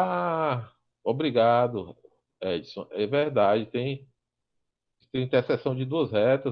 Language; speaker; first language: Portuguese; native; Portuguese